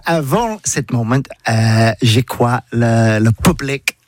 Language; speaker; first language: French; non-native, learner; English